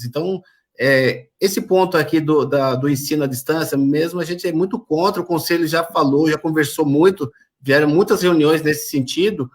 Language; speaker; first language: Portuguese; native; Portuguese